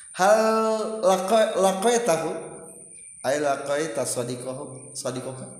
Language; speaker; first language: Arabic; non-native, learner; Indonesian